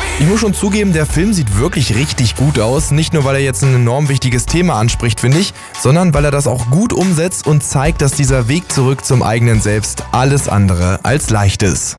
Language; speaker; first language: German; native; German